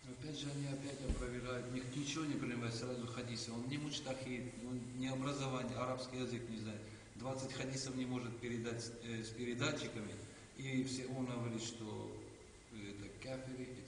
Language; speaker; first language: Russian; non-native, learner; Turkish